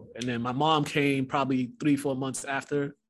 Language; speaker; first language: English; early bilingual, other home language; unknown